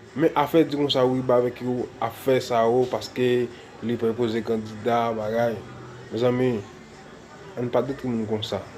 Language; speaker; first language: Haitian Creole; native; Haitian Creole